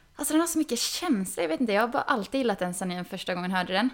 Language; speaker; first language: Swedish; native; Swedish